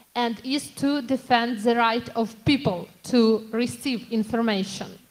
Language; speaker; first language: English; non-native, fluent; Ukrainian